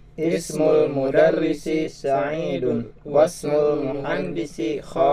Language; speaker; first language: Arabic; non-native, learner; Indonesian